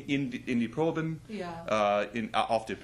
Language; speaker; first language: German; non-native, learner; English